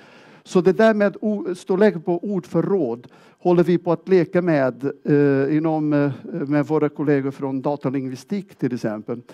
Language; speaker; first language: Swedish; non-native, fluent; Portuguese